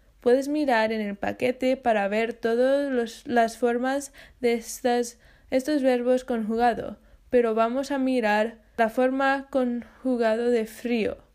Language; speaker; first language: Spanish; non-native, fluent; English